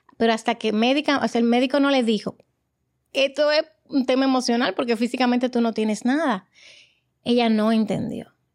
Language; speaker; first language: Spanish; native; Spanish